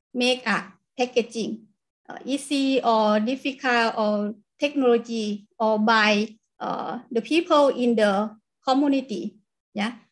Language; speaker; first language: English; non-native, learner; Thai